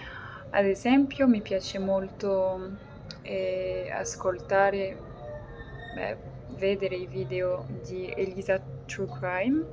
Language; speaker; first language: Italian; non-native, learner; French